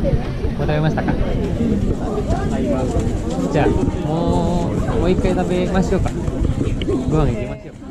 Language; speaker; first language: Japanese; non-native, learner; Sundanese